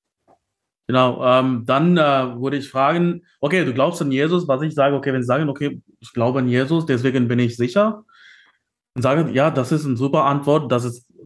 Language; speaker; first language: German; non-native, learner; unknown